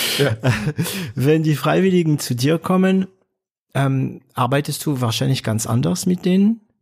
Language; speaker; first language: German; non-native, fluent; French